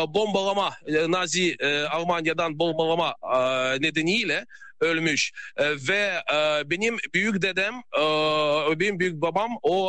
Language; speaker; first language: Turkish; non-native, learner; Russian